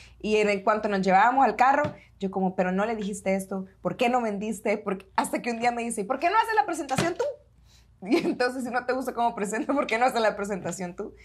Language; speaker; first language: Spanish; native; Spanish